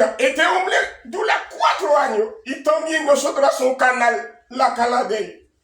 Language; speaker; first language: Spanish; non-native, learner; Haitian Creole